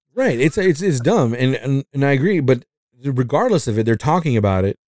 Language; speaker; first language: English; non-native, fluent; Spanish